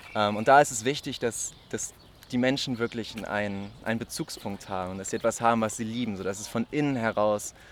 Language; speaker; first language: German; native; German